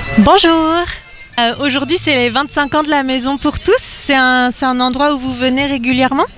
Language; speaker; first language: French; native; French